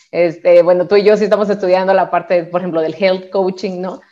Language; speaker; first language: Spanish; native; Spanish